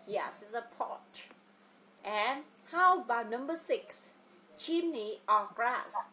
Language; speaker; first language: English; non-native, fluent; Vietnamese